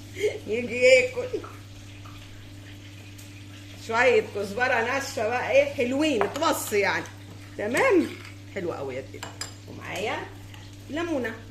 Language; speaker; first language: Arabic; native; Arabic